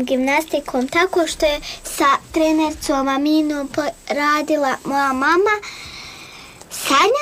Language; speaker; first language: Serbian; native; Serbian